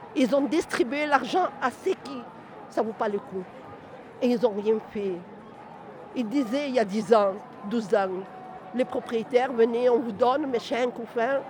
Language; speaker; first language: French; non-native, fluent; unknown